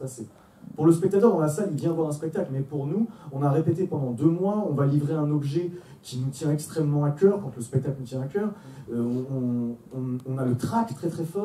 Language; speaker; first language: French; native; French